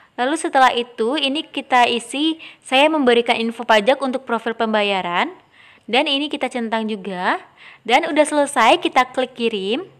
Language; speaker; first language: Indonesian; non-native, local second language; Minangkabau